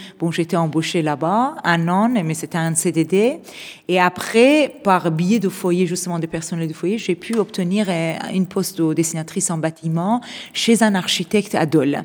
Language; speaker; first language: French; non-native, fluent; Persian